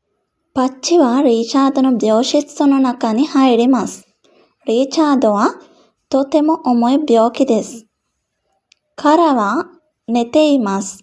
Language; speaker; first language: Japanese; non-native, fluent; Sinhala